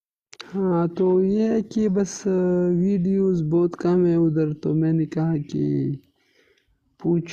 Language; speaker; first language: Hindi; non-native, local second language; Pashto